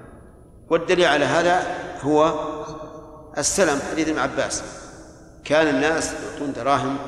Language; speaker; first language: Arabic; native; Arabic